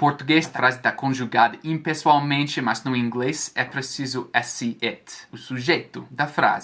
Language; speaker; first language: Portuguese; non-native, fluent; English